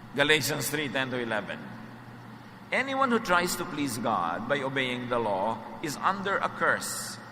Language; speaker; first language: English; non-native, local second language; Filipino